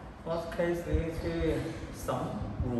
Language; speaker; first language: Thai; non-native, learner; Cantonese